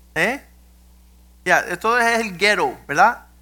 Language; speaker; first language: Spanish; early bilingual, heritage; Spanish